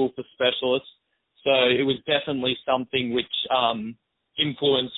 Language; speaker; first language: English; native; English